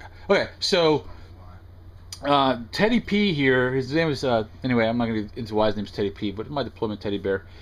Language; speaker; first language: English; native; English